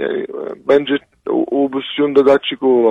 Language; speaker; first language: Turkish; non-native, learner; Arabic